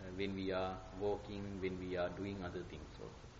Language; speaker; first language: English; non-native, local second language; Sinhala